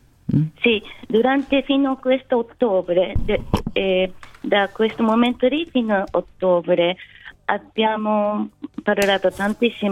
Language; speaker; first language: Italian; non-native, fluent; Japanese